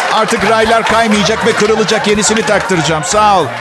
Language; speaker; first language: Turkish; non-native, fluent; Italian